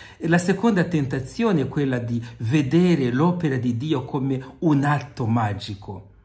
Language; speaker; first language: Italian; non-native, fluent; Kinyarwanda